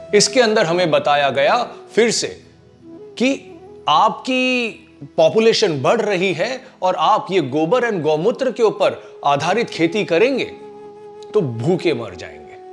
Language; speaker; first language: Hindi; native; Hindi